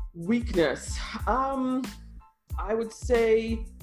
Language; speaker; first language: English; early bilingual, other home language; Russian